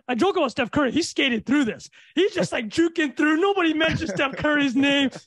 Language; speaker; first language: English; native; English